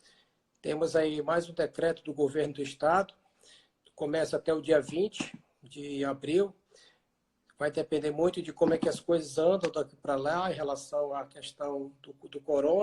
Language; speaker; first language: Portuguese; native; Portuguese